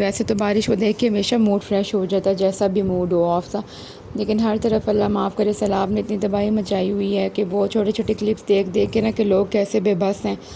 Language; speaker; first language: Urdu; native; Urdu